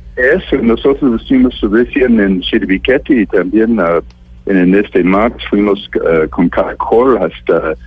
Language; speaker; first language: Spanish; non-native, fluent; English